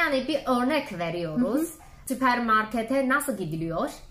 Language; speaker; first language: Turkish; non-native, fluent; Chinese